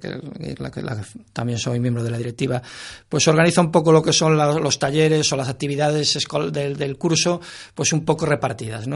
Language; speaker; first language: Spanish; native; Spanish